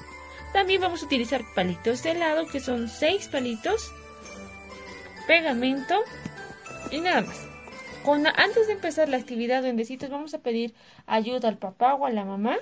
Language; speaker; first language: Spanish; native; Spanish